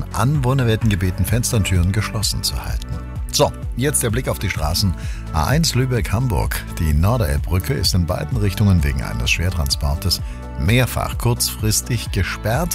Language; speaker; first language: German; native; German